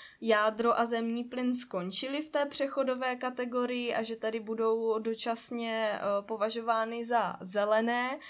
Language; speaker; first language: Czech; native; Czech